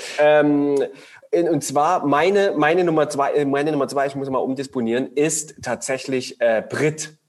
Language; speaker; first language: German; native; German